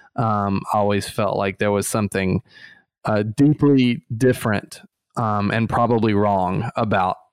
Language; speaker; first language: English; native; English